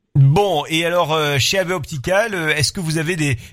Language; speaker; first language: French; native; French